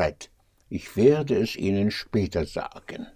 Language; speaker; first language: German; non-native, fluent; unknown